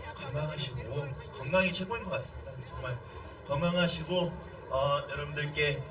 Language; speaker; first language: Korean; native; Korean